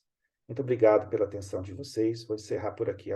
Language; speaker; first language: Portuguese; native; Portuguese